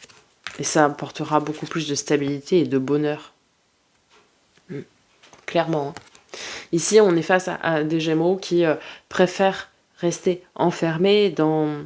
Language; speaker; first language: French; native; French